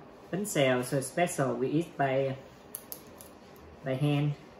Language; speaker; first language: English; non-native, learner; Vietnamese